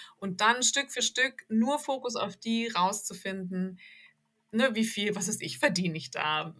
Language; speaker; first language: German; native; German